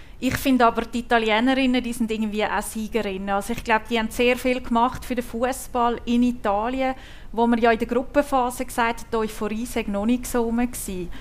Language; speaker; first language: German; native; German